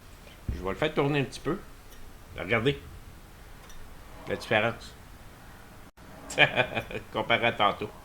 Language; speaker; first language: French; native; French